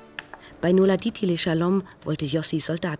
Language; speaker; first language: German; native; German